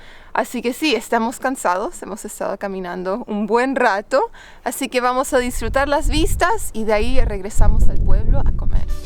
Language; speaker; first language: Spanish; native; Spanish